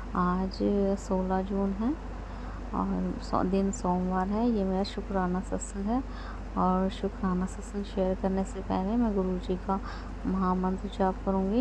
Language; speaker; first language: Hindi; native; Hindi